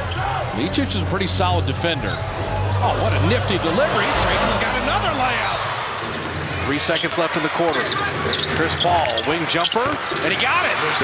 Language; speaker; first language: English; native; English